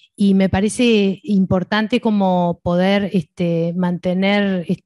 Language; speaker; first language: Spanish; native; Spanish